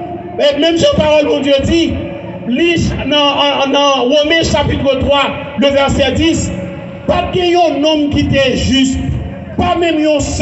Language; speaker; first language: French; non-native, local second language; Haitian Creole